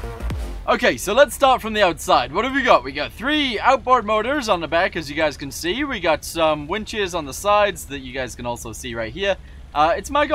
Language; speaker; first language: English; native; English